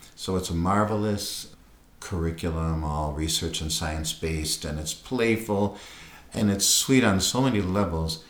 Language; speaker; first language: English; native; English